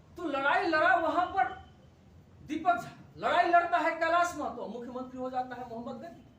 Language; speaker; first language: Hindi; non-native, local second language; Maithili